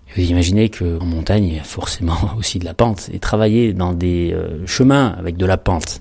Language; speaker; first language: French; native; French